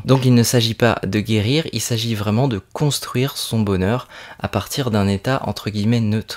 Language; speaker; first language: French; native; French